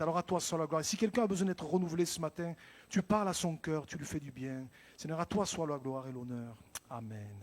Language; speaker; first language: French; native; French